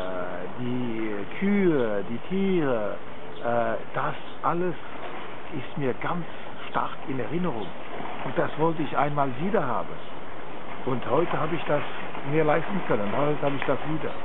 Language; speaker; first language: German; non-native, local second language; French